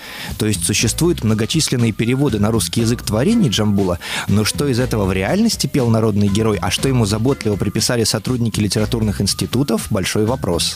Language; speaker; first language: Russian; native; Russian